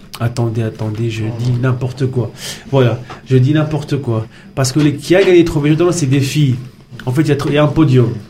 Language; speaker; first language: French; non-native, local second language; Arabic